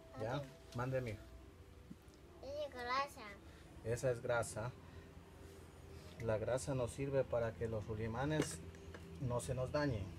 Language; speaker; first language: Spanish; native; Spanish